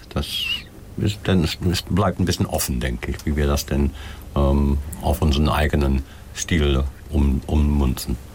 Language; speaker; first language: German; non-native, fluent; English